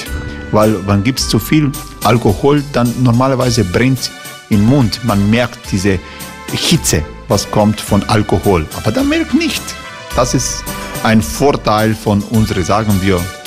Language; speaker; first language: German; non-native, learner; Croatian